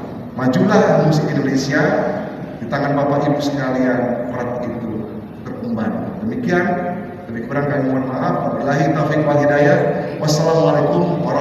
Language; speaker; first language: Indonesian; native; Indonesian